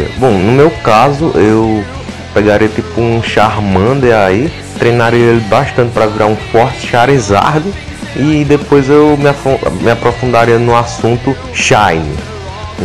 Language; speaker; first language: Portuguese; native; Portuguese